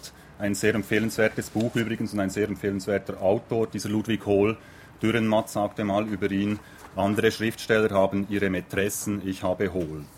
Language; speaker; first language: German; native; German